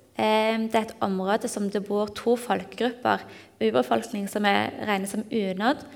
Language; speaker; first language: Norwegian; native; Norwegian